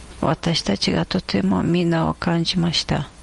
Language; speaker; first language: Japanese; non-native, fluent; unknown